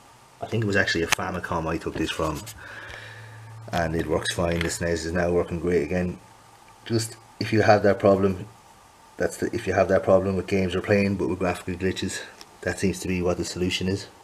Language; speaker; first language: English; native; English